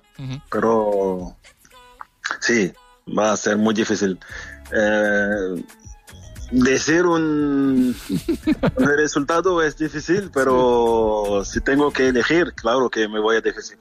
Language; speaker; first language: Spanish; non-native, fluent; French